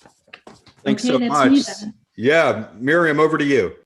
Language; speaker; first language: English; native; English